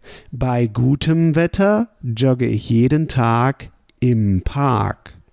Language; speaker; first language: German; native; German